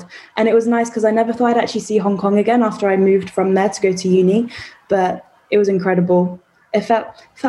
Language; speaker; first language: English; native; English